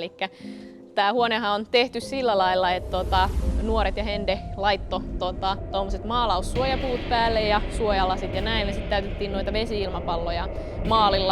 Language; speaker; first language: Finnish; native; Finnish